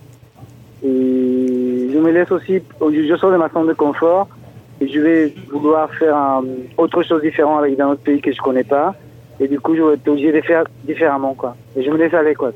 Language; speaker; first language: French; non-native, fluent; Spanish